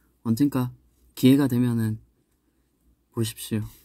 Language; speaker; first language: Korean; native; Korean